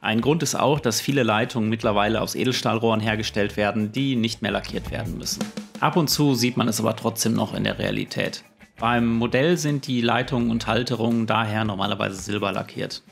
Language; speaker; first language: German; native; German